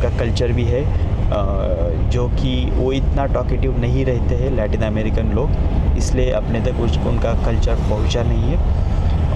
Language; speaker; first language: Hindi; non-native, local second language; Marathi